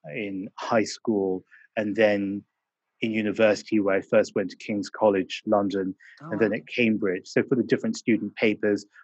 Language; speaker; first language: English; native; English